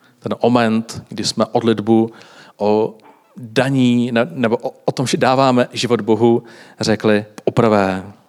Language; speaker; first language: Czech; native; Czech